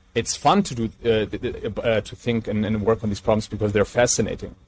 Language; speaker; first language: English; non-native, fluent; German